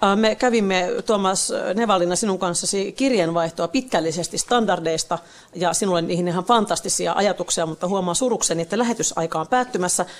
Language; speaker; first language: Finnish; native; Finnish